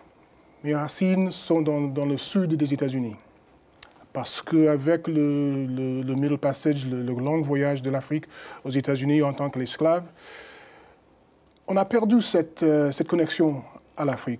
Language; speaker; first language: French; non-native, fluent; English